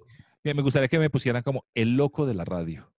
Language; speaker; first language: Spanish; native; Spanish